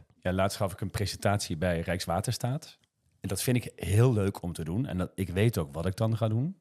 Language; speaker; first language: Dutch; native; Dutch